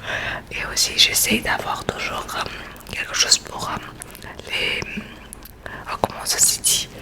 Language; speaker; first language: French; non-native, learner; Spanish